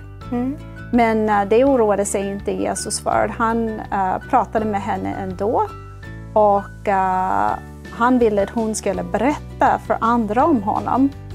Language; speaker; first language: Swedish; non-native, fluent; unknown